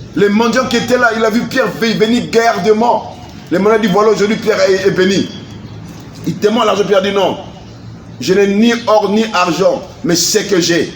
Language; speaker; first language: French; non-native, local second language; Lingala